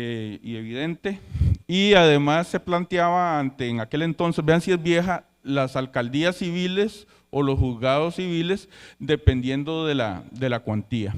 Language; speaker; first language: Spanish; native; Spanish